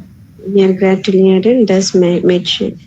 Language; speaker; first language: German; non-native, learner; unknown